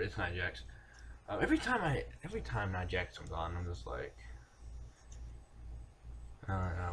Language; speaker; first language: English; native; English